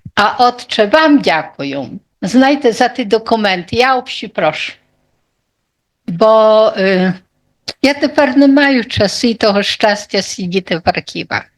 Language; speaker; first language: Polish; non-native, local second language; Ukrainian